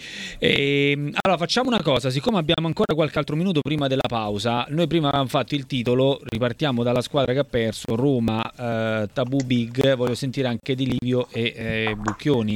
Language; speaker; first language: Italian; native; Italian